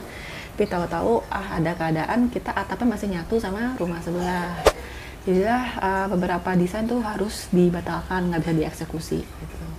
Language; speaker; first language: Indonesian; native; Indonesian